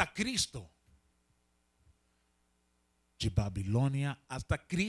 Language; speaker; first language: Spanish; early bilingual, heritage; Spanish